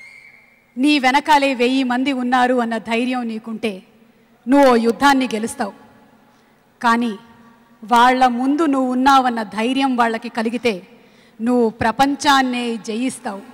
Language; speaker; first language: Telugu; native; Telugu